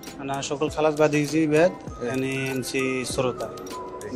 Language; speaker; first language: Arabic; non-native, learner; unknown